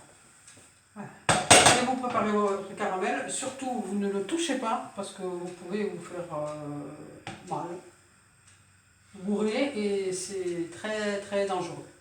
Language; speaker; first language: French; native; French